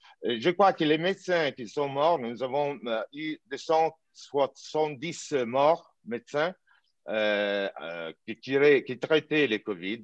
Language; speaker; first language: French; non-native, fluent; Italian